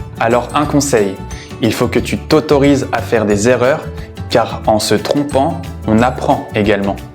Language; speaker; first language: French; native; French